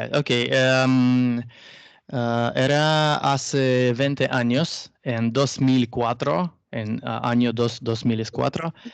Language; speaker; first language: Spanish; non-native, learner; Russian